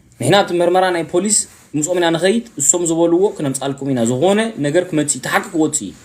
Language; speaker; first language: Tigrinya; early bilingual, heritage; Tigrinya